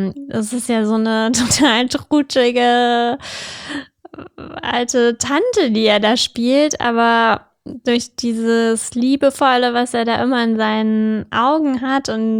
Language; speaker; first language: German; native; German